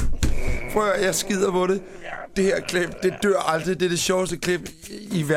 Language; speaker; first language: Danish; native; Danish